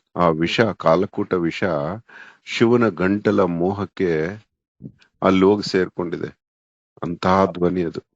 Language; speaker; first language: Kannada; native; Kannada